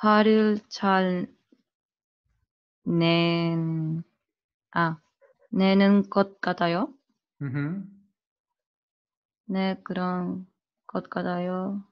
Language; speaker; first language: Korean; non-native, learner; Spanish